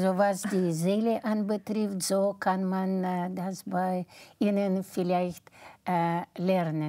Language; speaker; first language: German; non-native, fluent; Russian